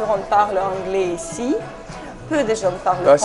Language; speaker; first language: French; non-native, fluent; Ukrainian